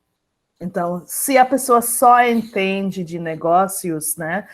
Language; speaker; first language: Portuguese; non-native, fluent; English